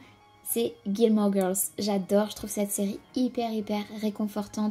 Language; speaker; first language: French; native; French